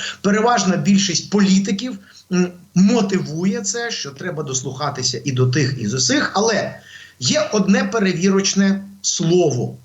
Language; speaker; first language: Ukrainian; non-native, local second language; Russian